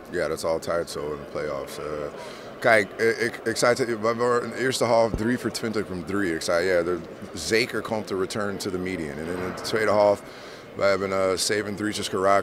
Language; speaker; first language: Dutch; non-native, fluent; English